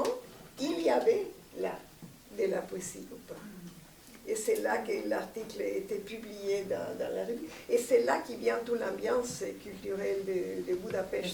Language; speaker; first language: French; non-native, fluent; Spanish